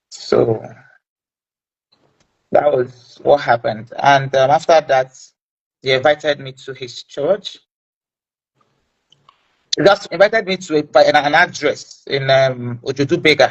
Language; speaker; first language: English; non-native, local second language; Igbo